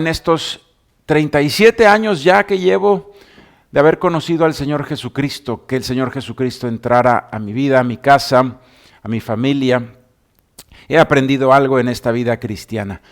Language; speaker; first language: Spanish; native; Spanish